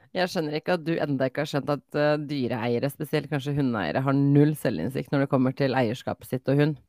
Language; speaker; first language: Norwegian; native; Norwegian